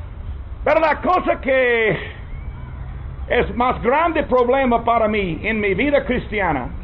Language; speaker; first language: Spanish; non-native, fluent; English